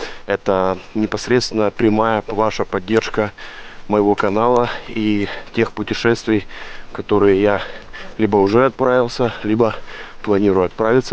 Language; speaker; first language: Russian; native; Russian